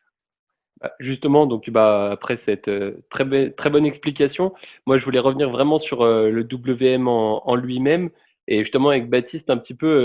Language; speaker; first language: French; native; French